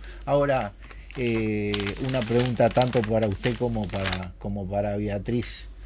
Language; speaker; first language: Spanish; native; Spanish